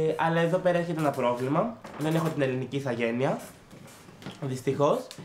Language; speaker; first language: Greek; early bilingual, other home language; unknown